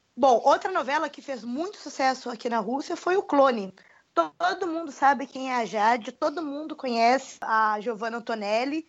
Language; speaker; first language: Portuguese; native; Portuguese